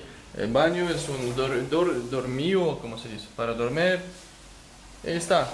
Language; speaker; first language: Spanish; non-native, learner; Russian